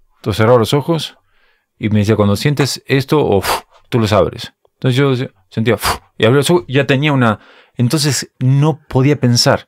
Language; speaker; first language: Spanish; native; Spanish